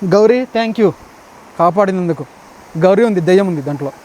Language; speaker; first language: Telugu; native; Telugu